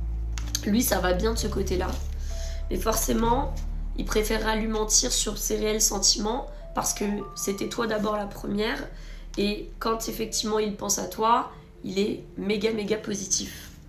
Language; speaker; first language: French; native; French